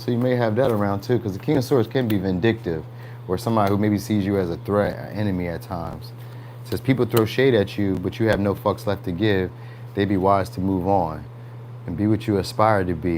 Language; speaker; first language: English; native; English